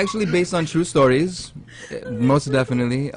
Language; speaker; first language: English; native; English